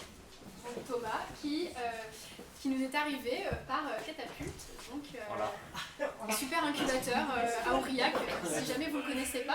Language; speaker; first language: French; native; French